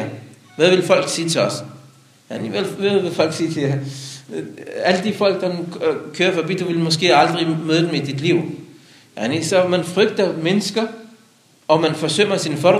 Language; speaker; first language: Danish; non-native, local second language; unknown